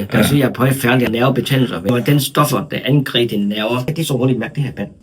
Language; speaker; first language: Danish; non-native, learner; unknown